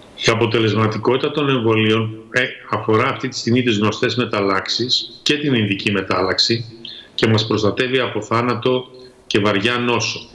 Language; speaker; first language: Greek; native; Greek